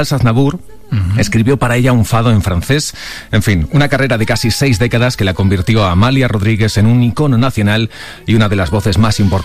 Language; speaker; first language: Spanish; native; Spanish